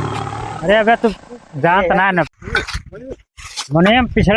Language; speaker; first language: Hindi; non-native, local second language; Awadhi